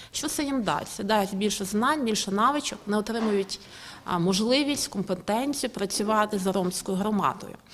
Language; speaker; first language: Ukrainian; native; Ukrainian